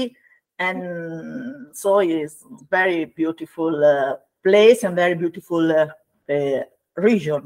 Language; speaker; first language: English; non-native, learner; Italian